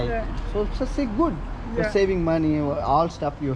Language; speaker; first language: English; non-native, learner; Telugu